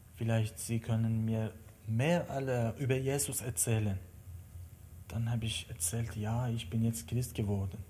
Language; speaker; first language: German; non-native, learner; Persian